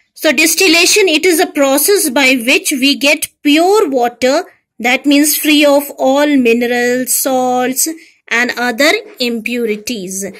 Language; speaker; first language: English; non-native, local second language; Hindi